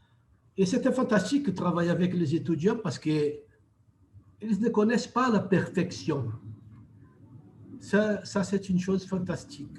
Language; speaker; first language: French; non-native, fluent; Portuguese